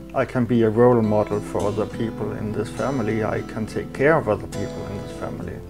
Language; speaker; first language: English; non-native, fluent; Danish